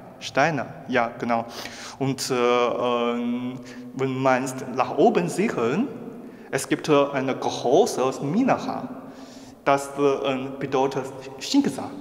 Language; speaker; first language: German; non-native, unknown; Chinese